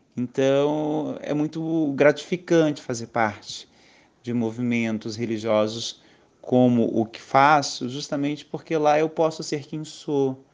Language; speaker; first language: Portuguese; native; Portuguese